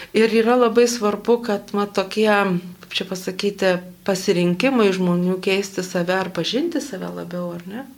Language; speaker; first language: Lithuanian; native; Lithuanian